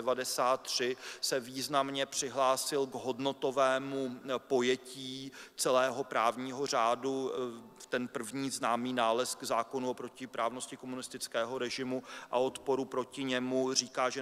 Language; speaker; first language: Czech; native; Czech